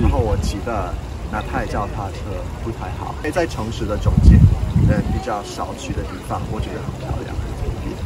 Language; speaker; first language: Chinese; non-native, fluent; English